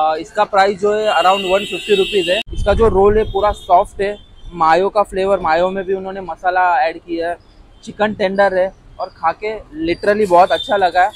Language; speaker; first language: Hindi; non-native, local second language; Marathi